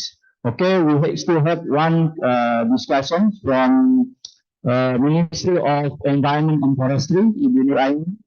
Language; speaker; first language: English; non-native, fluent; Indonesian